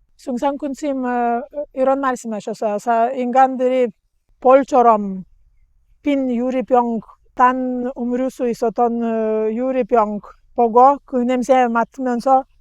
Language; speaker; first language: Korean; non-native, learner; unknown